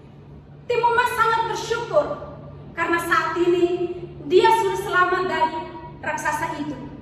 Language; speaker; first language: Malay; non-native, learner; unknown